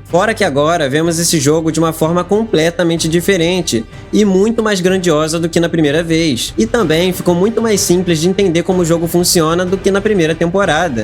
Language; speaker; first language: Portuguese; native; Portuguese